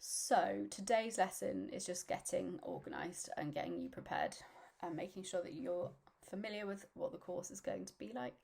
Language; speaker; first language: English; native; English